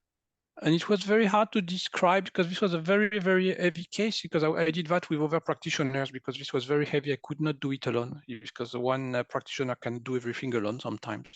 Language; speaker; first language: English; non-native, fluent; French